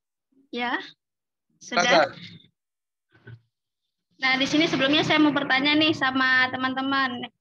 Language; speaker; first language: Indonesian; native; Indonesian